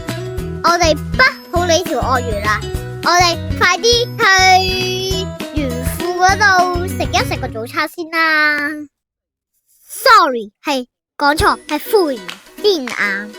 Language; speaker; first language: Chinese; native; Chinese